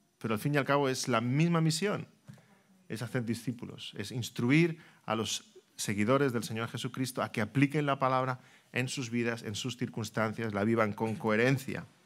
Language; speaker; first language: Spanish; native; Spanish